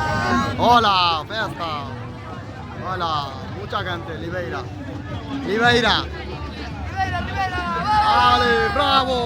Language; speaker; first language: Spanish; non-native, learner; Bangla